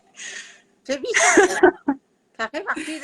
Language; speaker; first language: French; non-native, fluent; Spanish